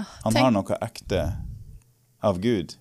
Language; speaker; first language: Norwegian; native; Norwegian